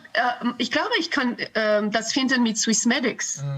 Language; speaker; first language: German; non-native, learner; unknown